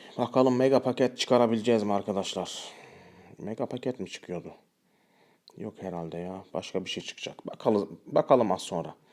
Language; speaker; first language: Turkish; early bilingual, heritage; Turkish